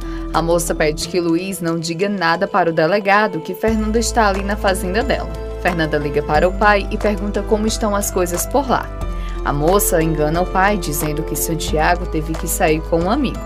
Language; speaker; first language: Portuguese; native; Portuguese